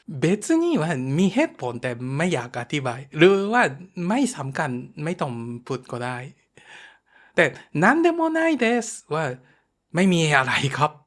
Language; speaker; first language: Thai; non-native, fluent; Japanese